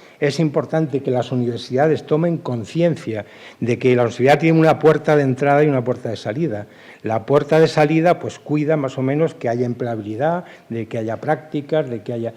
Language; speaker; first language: Spanish; native; Spanish